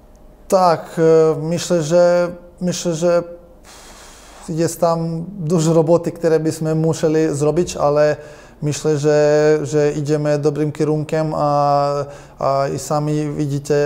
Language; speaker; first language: Polish; non-native, learner; Croatian